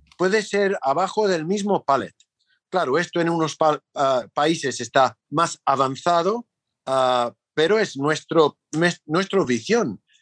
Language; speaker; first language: Spanish; non-native, fluent; English